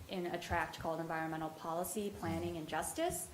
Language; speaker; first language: English; native; English